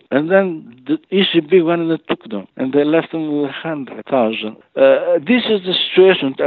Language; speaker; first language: English; non-native, fluent; Greek